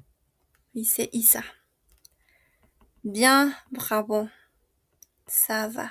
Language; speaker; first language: French; non-native, fluent; Spanish